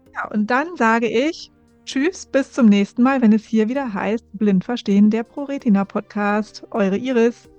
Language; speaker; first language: German; native; German